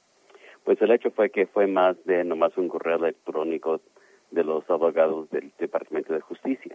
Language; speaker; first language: Spanish; early bilingual, heritage; Spanish